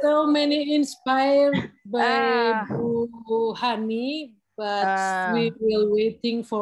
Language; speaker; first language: English; non-native, learner; Indonesian